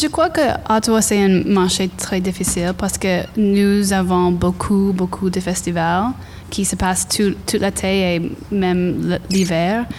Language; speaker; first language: French; non-native, learner; English